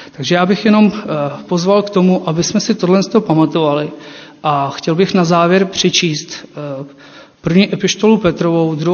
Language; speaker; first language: Czech; non-native, fluent; Ukrainian